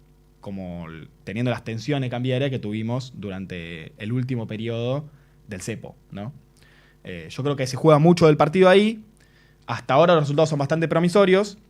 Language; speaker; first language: Spanish; native; Spanish